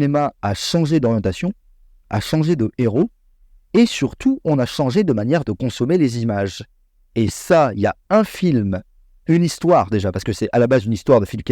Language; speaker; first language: French; native; French